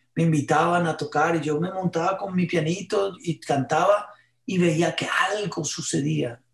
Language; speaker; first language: Spanish; early bilingual, heritage; Spanish